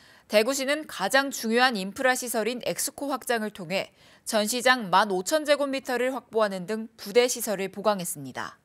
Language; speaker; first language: Korean; native; Korean